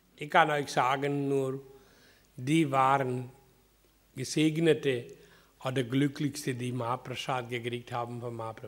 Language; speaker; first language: German; non-native, fluent; Hindi